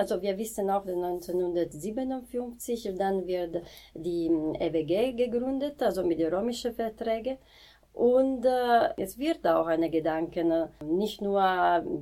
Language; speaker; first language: German; non-native, fluent; Italian